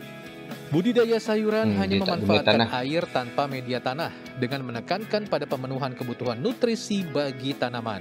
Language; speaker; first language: Indonesian; native; Indonesian